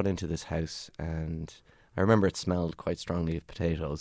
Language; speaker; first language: English; native; English